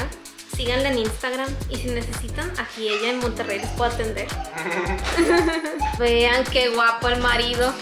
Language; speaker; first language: Spanish; native; Spanish